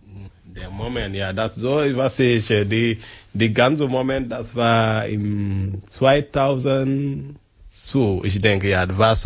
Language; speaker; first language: German; non-native, learner; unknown